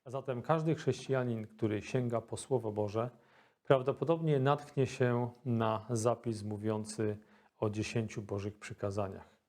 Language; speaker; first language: Polish; native; Polish